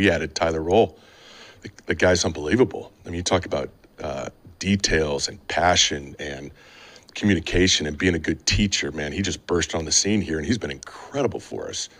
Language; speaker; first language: English; native; English